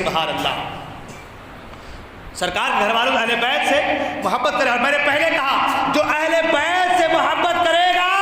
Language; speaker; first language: Urdu; native; Urdu